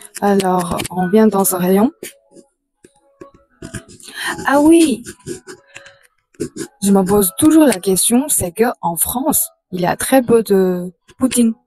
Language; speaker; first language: French; non-native, fluent; Chinese